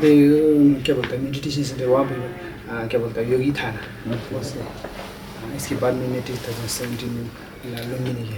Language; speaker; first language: Hindi; non-native, local second language; Ladakhi